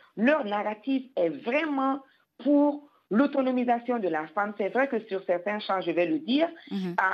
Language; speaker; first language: French; non-native, local second language; Bambara